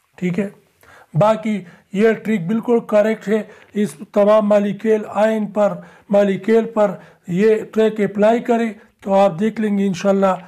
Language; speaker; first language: Urdu; non-native, local second language; Pashto